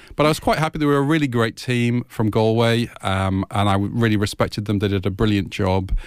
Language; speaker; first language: English; native; English